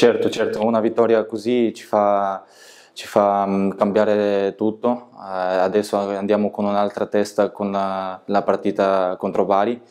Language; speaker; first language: Italian; non-native, fluent; Bulgarian